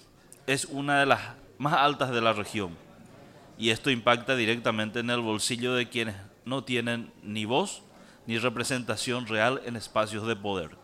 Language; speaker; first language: Spanish; native; Spanish